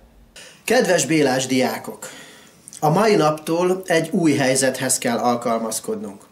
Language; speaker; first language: Hungarian; native; Hungarian